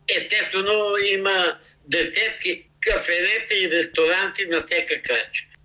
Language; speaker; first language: Bulgarian; native; Bulgarian